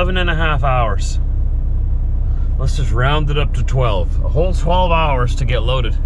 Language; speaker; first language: English; native; English